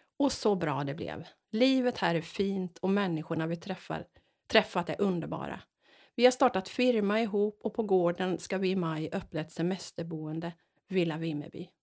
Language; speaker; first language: Swedish; native; Swedish